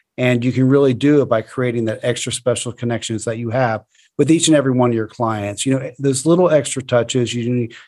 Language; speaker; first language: English; native; English